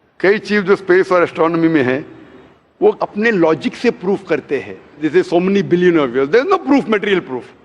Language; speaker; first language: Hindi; non-native, local second language; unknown